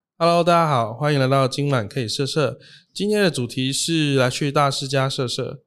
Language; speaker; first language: Chinese; native; Chinese